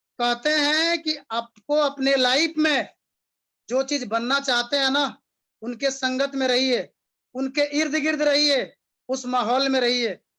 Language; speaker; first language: Hindi; native; Hindi